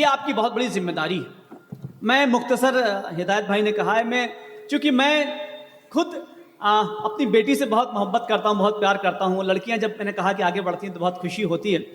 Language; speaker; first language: Hindi; native; Hindi